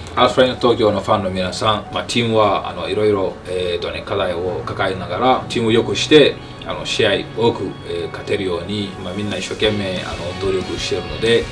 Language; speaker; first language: Japanese; non-native, fluent; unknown